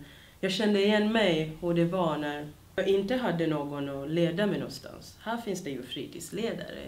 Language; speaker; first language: Swedish; early bilingual, other home language; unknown